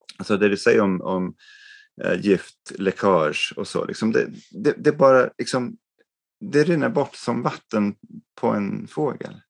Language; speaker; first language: Swedish; non-native, fluent; English